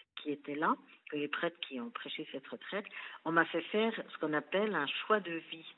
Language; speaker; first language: French; native; French